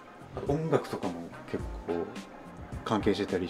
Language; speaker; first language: Japanese; native; Japanese